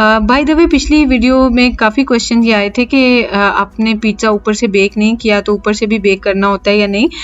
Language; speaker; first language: Urdu; native; Urdu